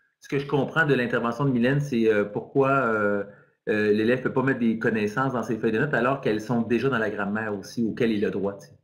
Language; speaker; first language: French; native; French